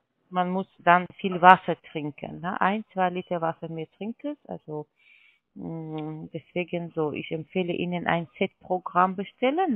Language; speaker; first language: German; non-native, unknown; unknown